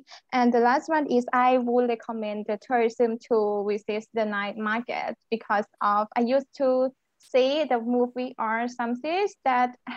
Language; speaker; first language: English; non-native, learner; Thai